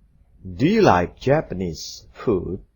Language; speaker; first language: English; non-native, fluent; Indonesian